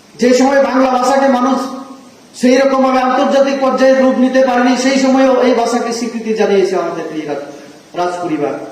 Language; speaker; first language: Bangla; non-native, local second language; Kok Borok